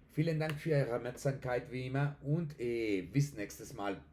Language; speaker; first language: German; non-native, learner; Spanish